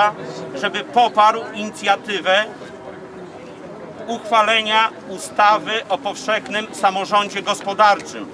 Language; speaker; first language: Polish; native; Polish